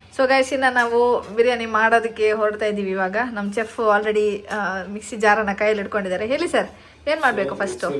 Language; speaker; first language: Kannada; non-native, local second language; Tulu